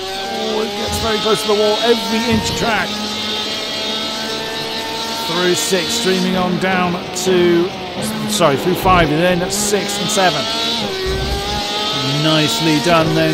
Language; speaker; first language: English; native; English